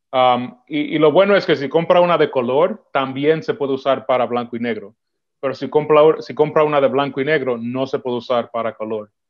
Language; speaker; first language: Spanish; early bilingual, heritage; Spanish